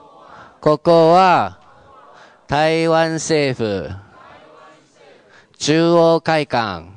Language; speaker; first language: Japanese; non-native, fluent; Chinese